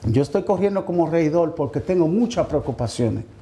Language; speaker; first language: Spanish; early bilingual, heritage; Spanish